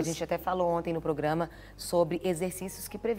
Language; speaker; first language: Portuguese; native; Portuguese